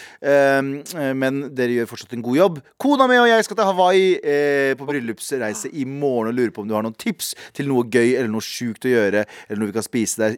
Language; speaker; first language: Norwegian; early bilingual, other home language; Kurdish